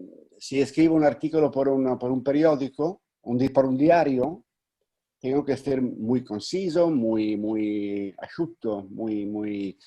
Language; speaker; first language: Spanish; non-native, fluent; Italian